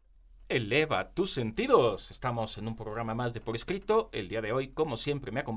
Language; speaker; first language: Spanish; native; Spanish